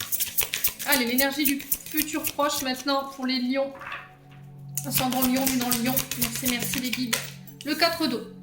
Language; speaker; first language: French; native; French